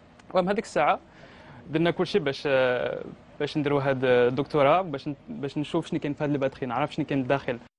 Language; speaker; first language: Arabic; early bilingual, heritage; Arabic